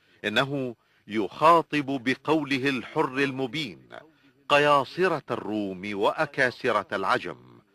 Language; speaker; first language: Arabic; native; Arabic